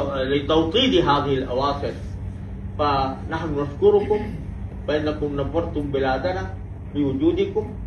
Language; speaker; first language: Arabic; non-native, fluent; Urdu